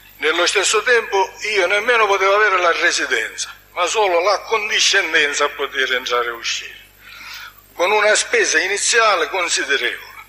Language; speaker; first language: Italian; native; Italian